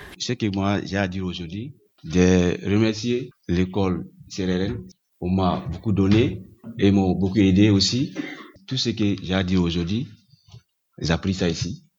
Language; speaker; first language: French; non-native, local second language; Susu